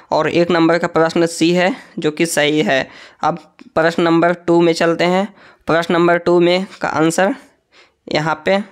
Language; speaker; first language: Hindi; native; Hindi